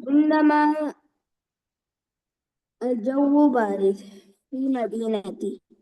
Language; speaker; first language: Arabic; non-native, learner; Hindi